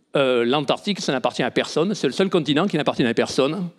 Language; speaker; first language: French; native; French